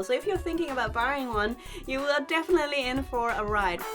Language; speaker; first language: English; non-native, fluent; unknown